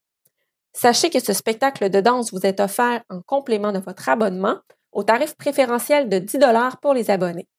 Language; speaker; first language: French; native; French